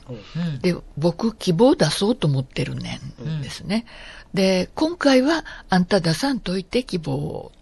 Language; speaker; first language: Japanese; native; Japanese